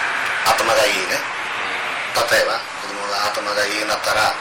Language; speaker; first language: Japanese; non-native, learner; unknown